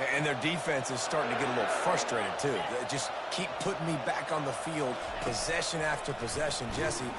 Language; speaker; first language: English; native; English